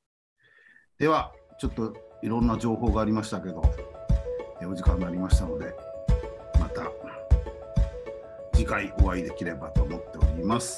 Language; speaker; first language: Japanese; native; Japanese